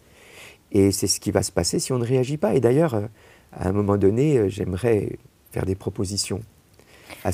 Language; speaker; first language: French; native; French